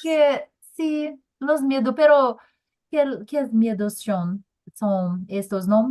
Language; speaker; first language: Spanish; non-native, learner; Portuguese